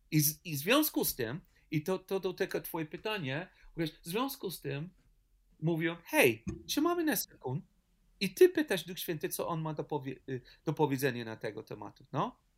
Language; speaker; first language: Polish; non-native, learner; English